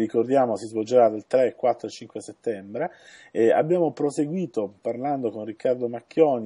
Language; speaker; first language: Italian; native; Italian